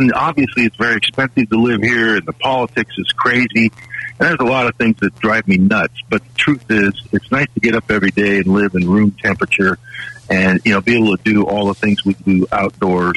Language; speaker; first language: English; native; English